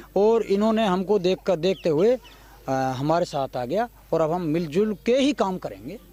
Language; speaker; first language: Hindi; native; Hindi